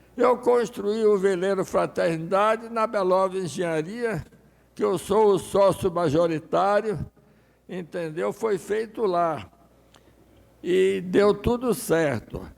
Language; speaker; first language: Portuguese; early bilingual, other home language; Russian